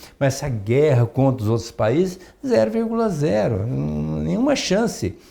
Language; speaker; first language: Portuguese; native; Portuguese